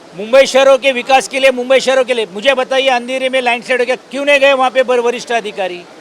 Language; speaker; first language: Hindi; non-native, local second language; Marathi